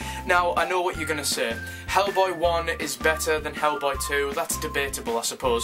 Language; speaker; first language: English; native; English